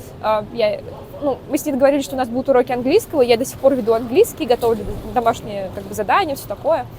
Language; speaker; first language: Russian; native; Russian